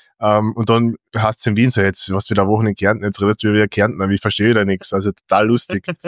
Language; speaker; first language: German; native; German